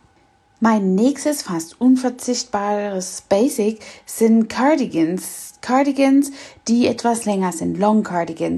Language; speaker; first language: German; native; German